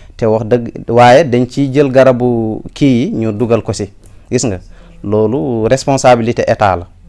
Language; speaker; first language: Wolof; non-native, local second language; Fula